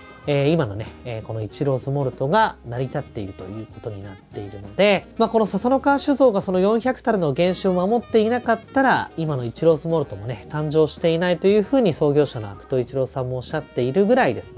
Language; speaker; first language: Japanese; native; Japanese